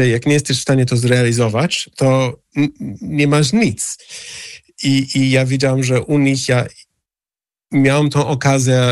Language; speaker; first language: Polish; non-native, fluent; English